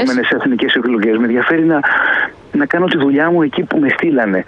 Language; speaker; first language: Greek; native; Greek